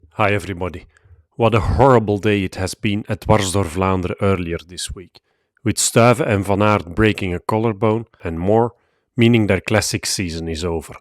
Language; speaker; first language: English; non-native, fluent; Dutch